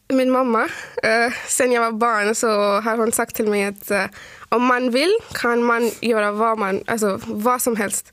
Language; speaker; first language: Swedish; non-native, fluent; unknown